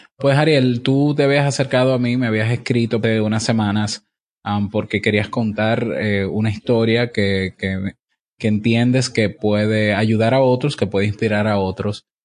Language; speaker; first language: Spanish; native; Spanish